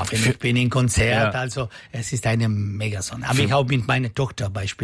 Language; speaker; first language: German; non-native, local second language; Italian